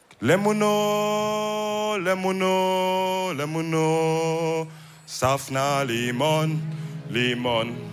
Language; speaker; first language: German; early bilingual, other home language; Wolof